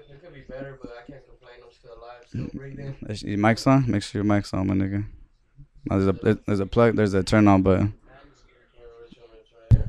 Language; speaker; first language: English; native; English